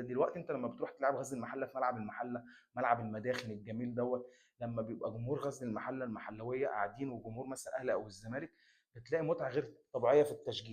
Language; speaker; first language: Arabic; native; Arabic